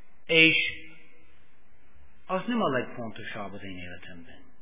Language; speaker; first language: Hungarian; non-native, fluent; English